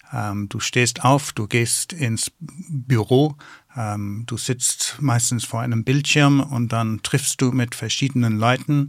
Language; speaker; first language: German; non-native, fluent; English